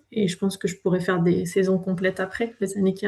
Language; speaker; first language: French; native; French